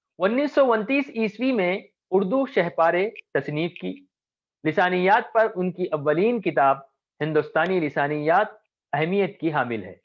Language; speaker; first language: Urdu; native; Urdu